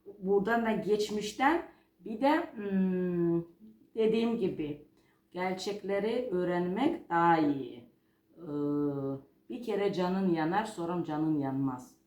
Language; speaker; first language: Turkish; non-native, fluent; Georgian